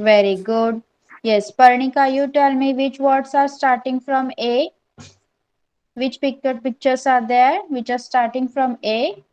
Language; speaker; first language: English; non-native, local second language; Marathi